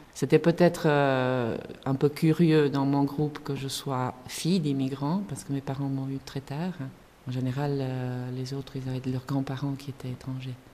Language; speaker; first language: French; non-native, fluent; Spanish